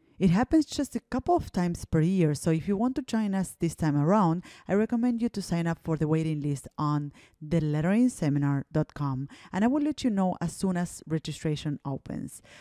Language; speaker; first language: English; non-native, fluent; Spanish